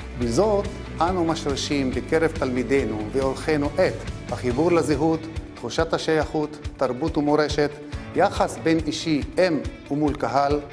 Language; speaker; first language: Hebrew; non-native, local second language; Arabic